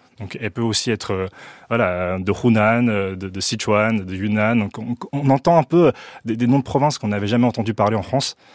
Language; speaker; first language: French; early bilingual, other home language; Chinese